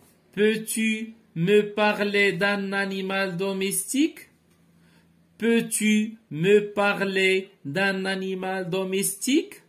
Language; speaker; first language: French; non-native, local second language; Arabic